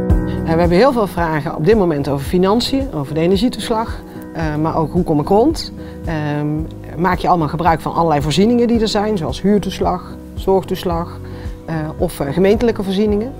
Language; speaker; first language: Dutch; native; Dutch